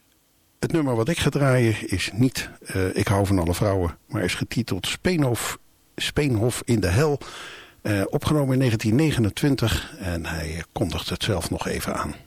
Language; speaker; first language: Dutch; native; Dutch